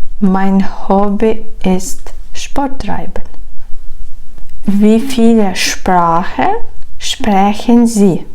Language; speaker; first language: German; non-native, fluent; Ukrainian